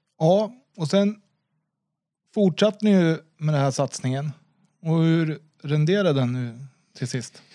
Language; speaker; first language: Swedish; native; Swedish